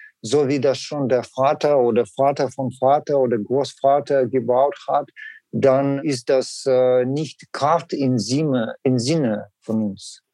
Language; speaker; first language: German; non-native, learner; Russian